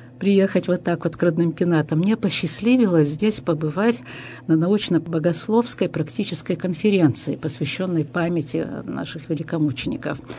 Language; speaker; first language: Russian; early bilingual, heritage; Russian